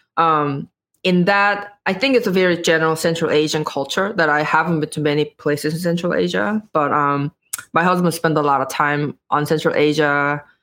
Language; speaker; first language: English; non-native, fluent; Korean